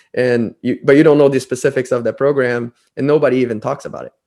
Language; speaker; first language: English; non-native, fluent; Portuguese